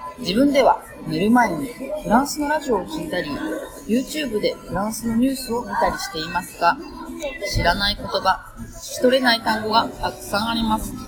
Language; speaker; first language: Japanese; native; Japanese